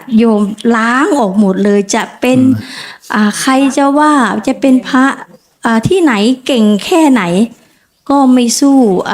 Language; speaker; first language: Thai; native; Thai